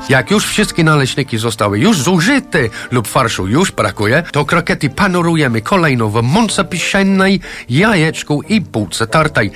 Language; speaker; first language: Polish; non-native, fluent; English